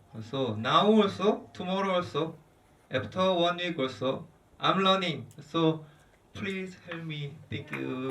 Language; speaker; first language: English; non-native, learner; Korean